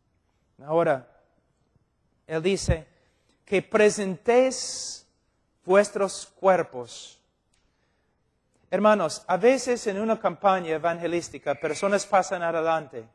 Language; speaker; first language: Spanish; non-native, fluent; English